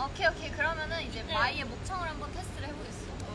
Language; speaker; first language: Korean; non-native, fluent; Chinese